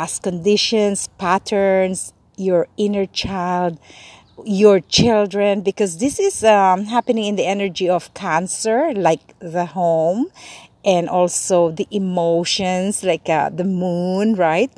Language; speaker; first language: English; non-native, local second language; Filipino